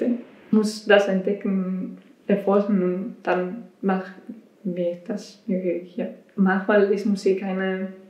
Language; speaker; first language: German; non-native, learner; Spanish